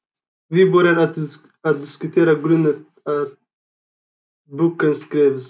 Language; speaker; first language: Swedish; non-native, learner; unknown